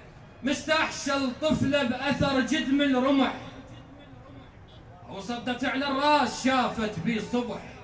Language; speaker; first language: Arabic; native; Arabic